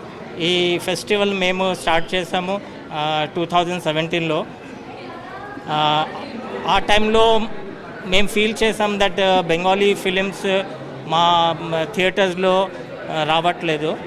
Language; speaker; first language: Telugu; non-native, local second language; Bangla